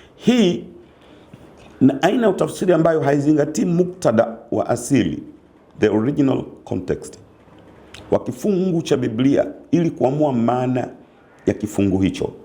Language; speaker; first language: Swahili; native; Swahili